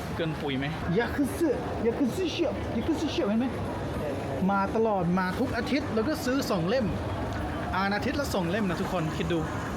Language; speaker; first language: Thai; non-native, fluent; English